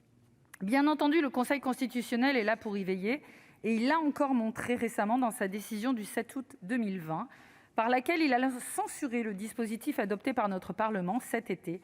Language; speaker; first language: French; native; French